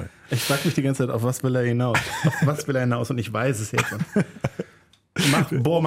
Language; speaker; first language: German; native; German